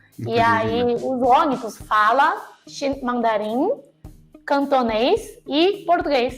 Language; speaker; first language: Portuguese; non-native, fluent; Chinese